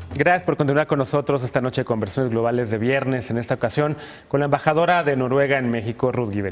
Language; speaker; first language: Spanish; native; Spanish